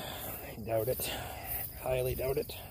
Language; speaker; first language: English; native; English